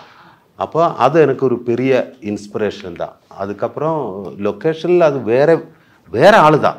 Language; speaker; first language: Tamil; non-native, learner; Malayalam